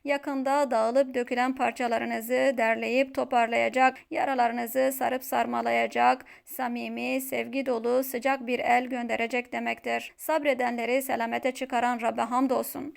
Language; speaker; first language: Turkish; native; Turkish